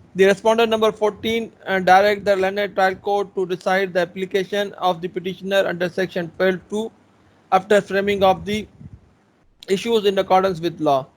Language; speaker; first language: English; non-native, local second language; Urdu